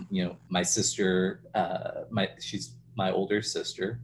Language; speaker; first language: English; native; English